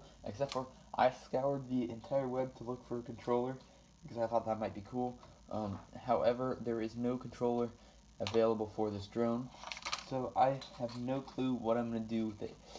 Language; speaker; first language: English; native; English